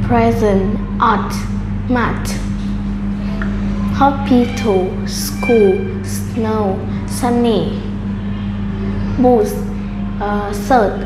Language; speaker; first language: English; non-native, learner; Vietnamese